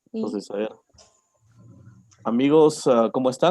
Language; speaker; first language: Spanish; native; Spanish